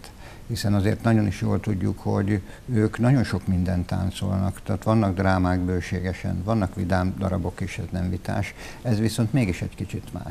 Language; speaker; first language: Hungarian; native; Hungarian